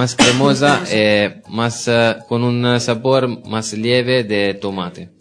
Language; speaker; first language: Spanish; non-native, learner; Italian